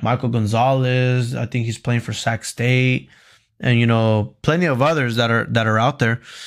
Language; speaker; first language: English; early bilingual, other home language; Spanish